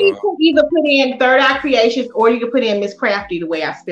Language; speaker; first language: English; native; English